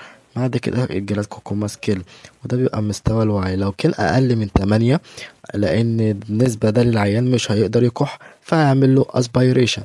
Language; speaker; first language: Arabic; native; Arabic